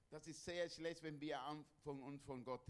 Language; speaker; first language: German; non-native, learner; Spanish